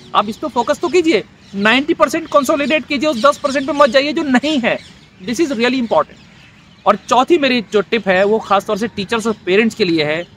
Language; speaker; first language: Hindi; native; Hindi